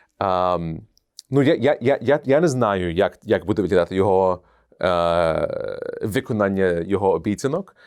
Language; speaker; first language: Ukrainian; early bilingual, heritage; Ukrainian